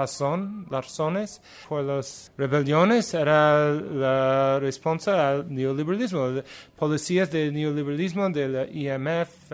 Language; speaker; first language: Spanish; non-native, learner; English